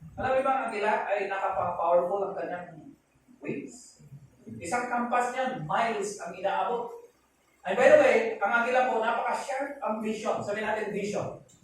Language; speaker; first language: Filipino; non-native, local second language; Hiligaynon